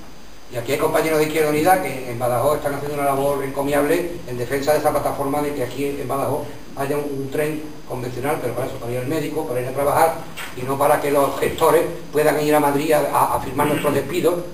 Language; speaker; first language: Spanish; native; Spanish